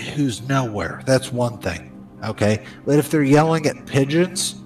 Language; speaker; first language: English; native; English